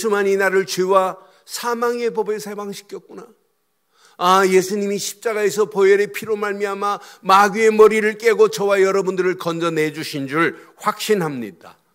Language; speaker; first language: Korean; native; Korean